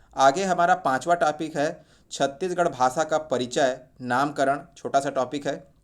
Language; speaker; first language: Hindi; native; Hindi